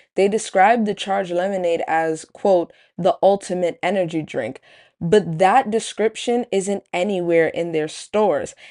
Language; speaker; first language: English; native; English